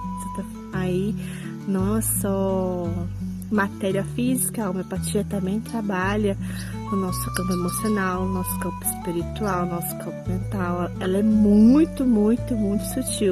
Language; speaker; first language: Portuguese; native; Portuguese